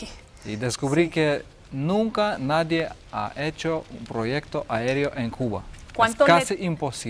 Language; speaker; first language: Spanish; non-native, learner; Lithuanian